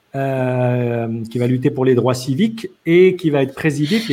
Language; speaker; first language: French; non-native, local second language; Arabic